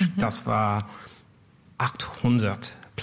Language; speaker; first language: German; non-native, learner; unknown